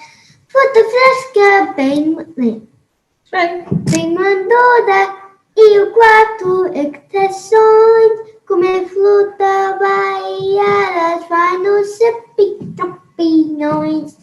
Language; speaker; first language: Portuguese; early bilingual, heritage; English